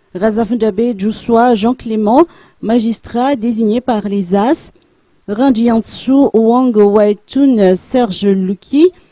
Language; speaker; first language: French; non-native, local second language; Malagasy